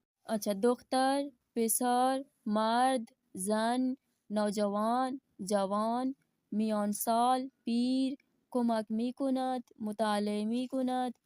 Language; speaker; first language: Persian; non-native, fluent; Urdu